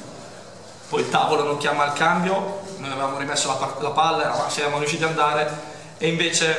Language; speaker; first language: Italian; native; Italian